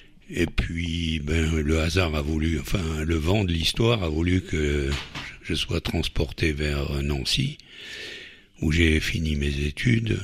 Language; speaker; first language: French; native; French